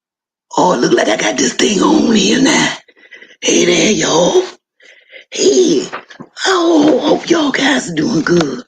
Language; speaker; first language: English; native; English